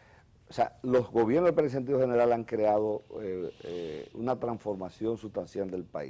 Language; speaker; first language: Spanish; native; Spanish